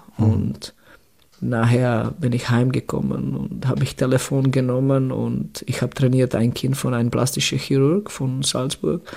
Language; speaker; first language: German; non-native, fluent; Czech